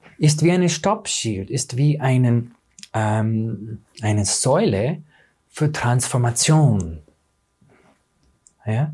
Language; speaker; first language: German; non-native, fluent; English